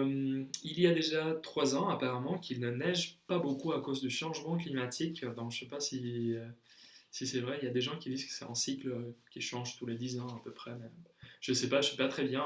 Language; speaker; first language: French; non-native, fluent; Spanish